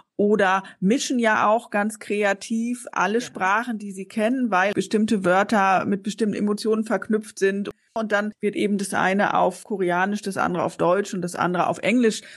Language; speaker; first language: German; native; German